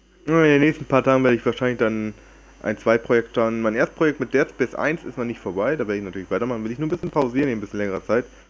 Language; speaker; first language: German; native; German